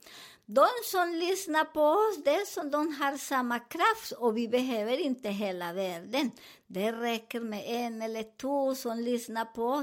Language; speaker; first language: Swedish; non-native, learner; Spanish